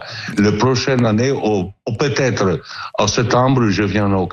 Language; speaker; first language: French; non-native, learner; Italian